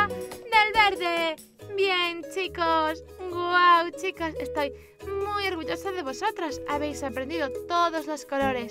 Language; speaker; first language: Spanish; native; Spanish